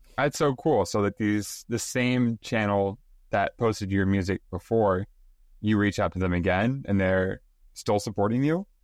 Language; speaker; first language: English; native; English